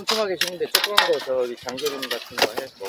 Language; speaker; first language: Korean; native; Korean